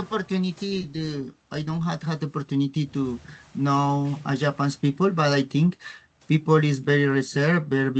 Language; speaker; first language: English; non-native, learner; Spanish